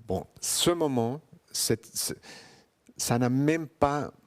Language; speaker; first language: French; non-native, fluent; Spanish